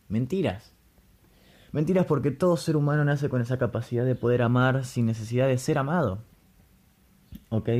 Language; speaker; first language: Spanish; native; Spanish